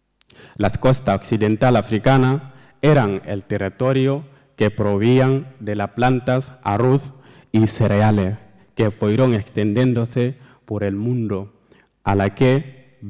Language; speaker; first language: Spanish; non-native, learner; Fula